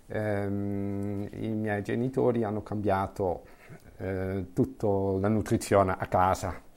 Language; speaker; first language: Italian; non-native, fluent; Dutch